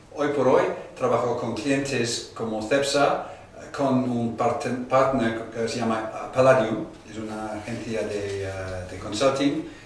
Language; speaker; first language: Spanish; non-native, fluent; English